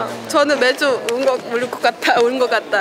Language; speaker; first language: Korean; non-native, learner; Spanish